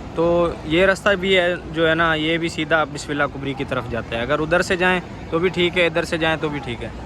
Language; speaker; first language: Urdu; non-native, local second language; Punjabi